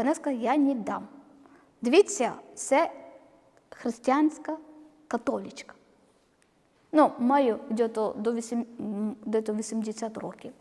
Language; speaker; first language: Ukrainian; non-native, learner; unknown